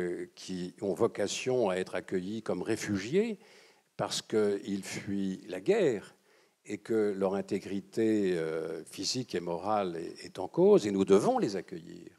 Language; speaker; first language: French; native; French